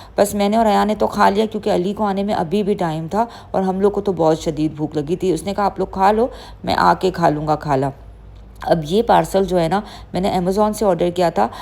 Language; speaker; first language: Urdu; native; Urdu